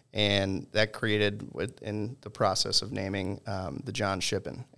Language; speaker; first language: English; native; English